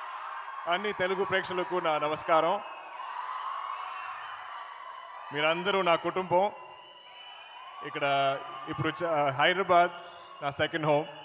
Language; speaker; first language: Telugu; non-native, learner; Malayalam